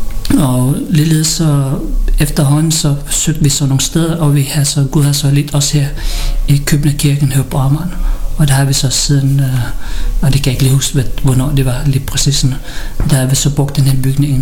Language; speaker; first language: Danish; non-native, learner; Filipino